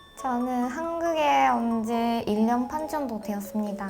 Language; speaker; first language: Korean; non-native, learner; Japanese